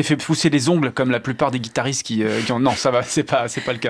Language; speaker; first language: French; native; French